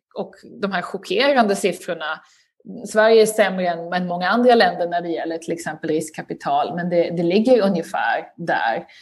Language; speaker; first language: Swedish; native; Swedish